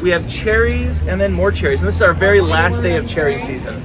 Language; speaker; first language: English; native; English